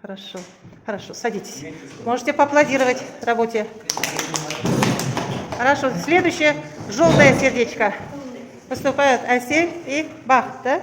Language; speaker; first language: Russian; non-native, local second language; Kazakh